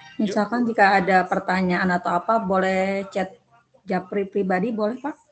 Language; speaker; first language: Indonesian; native; Indonesian